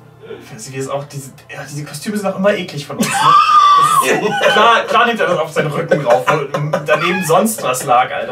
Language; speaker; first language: German; native; German